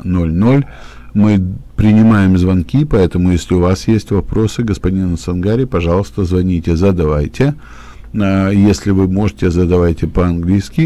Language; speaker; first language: Russian; native; Russian